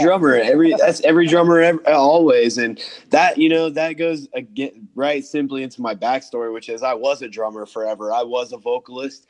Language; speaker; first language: English; native; English